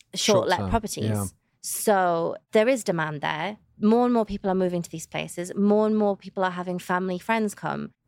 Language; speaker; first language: English; native; English